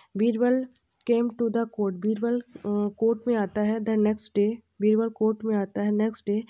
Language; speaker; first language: Hindi; native; Hindi